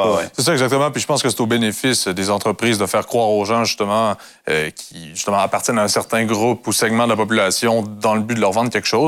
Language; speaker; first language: French; native; French